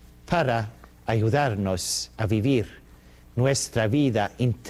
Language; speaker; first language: Spanish; non-native, fluent; Swedish